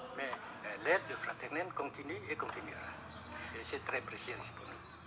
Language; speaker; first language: French; non-native, local second language; Vietnamese